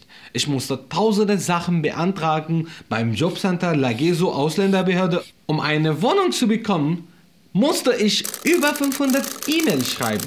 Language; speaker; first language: German; non-native, fluent; Arabic